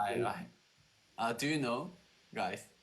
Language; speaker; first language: English; non-native, learner; Korean